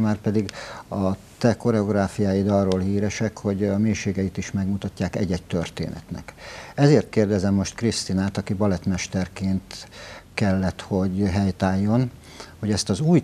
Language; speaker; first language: Hungarian; native; Hungarian